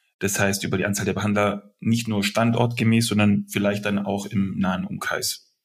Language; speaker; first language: German; early bilingual, other home language; Serbian